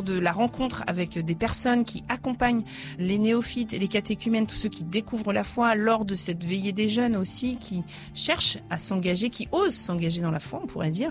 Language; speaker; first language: French; native; French